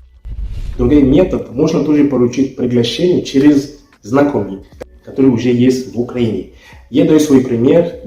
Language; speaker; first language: Russian; non-native, fluent; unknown